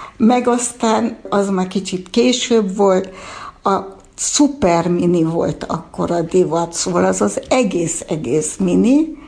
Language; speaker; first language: Hungarian; early bilingual, heritage; Hungarian